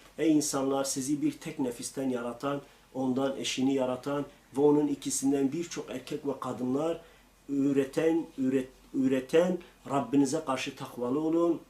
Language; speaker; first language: Turkish; non-native, local second language; Kurdish